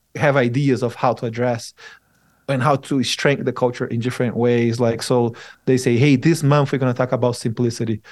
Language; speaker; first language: English; non-native, fluent; Portuguese